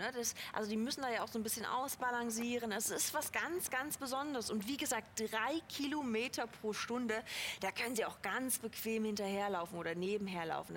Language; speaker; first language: German; native; German